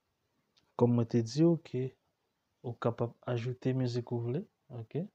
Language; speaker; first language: French; non-native, learner; Haitian Creole